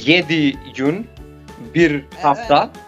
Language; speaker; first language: Turkish; non-native, learner; Macedonian